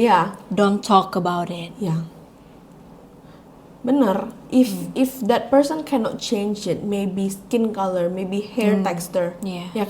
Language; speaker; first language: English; non-native, learner; Indonesian